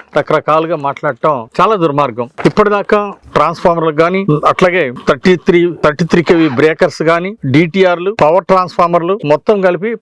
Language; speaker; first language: Telugu; native; Telugu